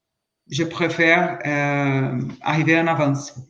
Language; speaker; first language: French; non-native, learner; Portuguese